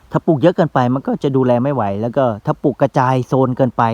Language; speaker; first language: Thai; non-native, local second language; Northeastern Thai